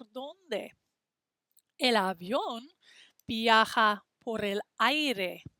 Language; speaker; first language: Spanish; non-native, fluent; English